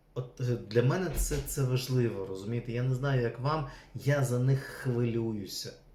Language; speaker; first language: Ukrainian; non-native, local second language; Russian